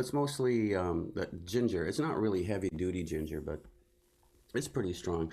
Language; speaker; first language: English; native; English